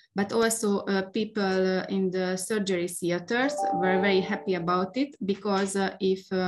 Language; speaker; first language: English; non-native, fluent; Hungarian